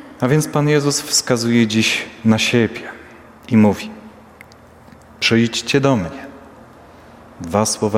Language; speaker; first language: Polish; native; Polish